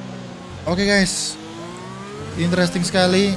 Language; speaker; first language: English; non-native, fluent; Indonesian